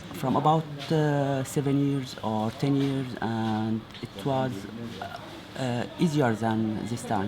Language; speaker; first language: English; non-native, learner; Arabic